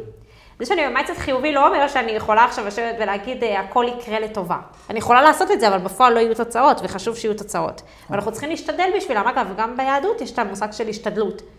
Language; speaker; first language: Hebrew; native; Hebrew